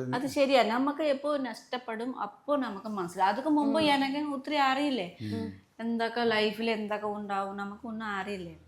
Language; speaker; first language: Malayalam; non-native, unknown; Nepali